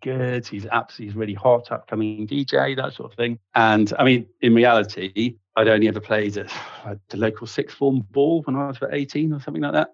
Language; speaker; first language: English; native; English